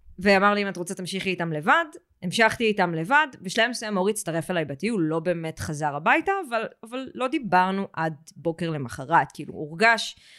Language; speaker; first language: Hebrew; native; Hebrew